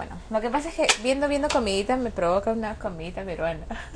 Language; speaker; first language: Spanish; native; Spanish